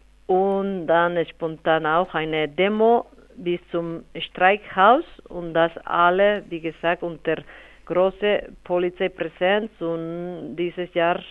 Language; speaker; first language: German; non-native, fluent; Spanish